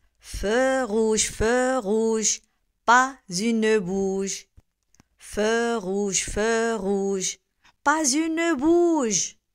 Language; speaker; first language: French; non-native, local second language; Arabic